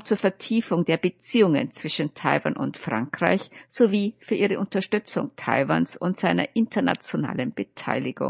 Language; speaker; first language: German; native; German